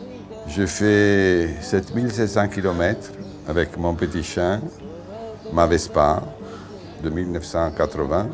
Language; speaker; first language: French; non-native, fluent; Italian